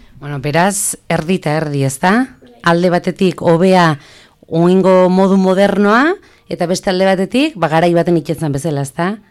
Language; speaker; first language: Basque; native; Basque